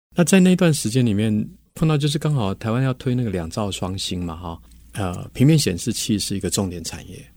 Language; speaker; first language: Chinese; native; Chinese